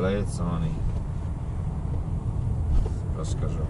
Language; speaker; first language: Russian; non-native, learner; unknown